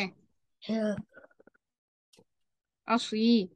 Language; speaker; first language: Chinese; non-native, fluent; Vietnamese